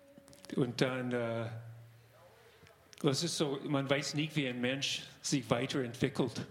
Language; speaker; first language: German; non-native, fluent; English